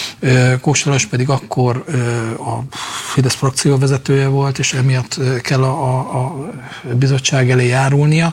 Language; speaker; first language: Hungarian; native; Hungarian